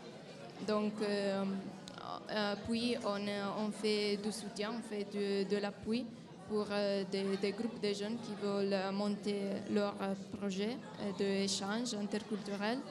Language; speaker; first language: French; non-native, fluent; Italian